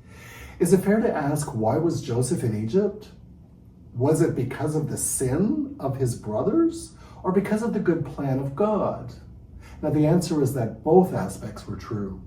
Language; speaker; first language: English; native; English